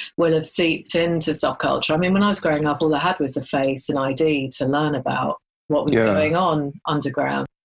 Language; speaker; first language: English; native; English